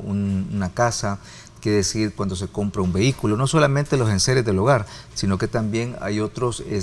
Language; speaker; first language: Spanish; native; Spanish